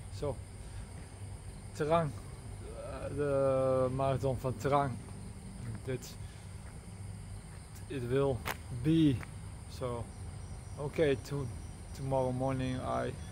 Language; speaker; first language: English; non-native, learner; Dutch